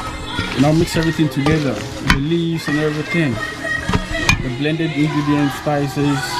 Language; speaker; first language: English; native; English